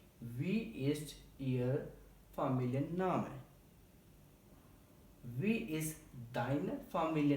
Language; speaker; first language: German; non-native, learner; Hindi